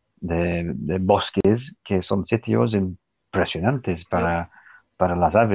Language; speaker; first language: Spanish; non-native, fluent; English